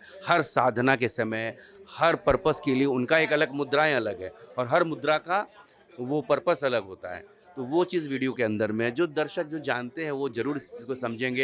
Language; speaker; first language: Hindi; native; Hindi